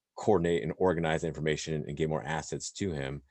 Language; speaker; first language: English; native; English